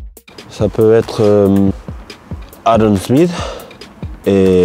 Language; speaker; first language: French; non-native, learner; Spanish